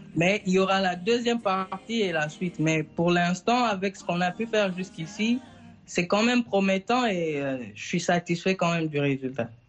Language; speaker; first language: French; non-native, local second language; Swahili